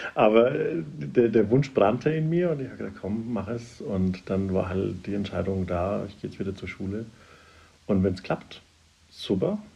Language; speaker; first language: German; native; German